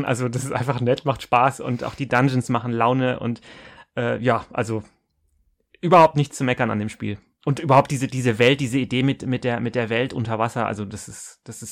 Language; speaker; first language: German; native; German